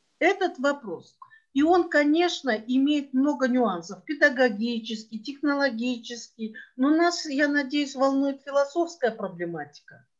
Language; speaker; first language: Russian; non-native, local second language; Kyrgyz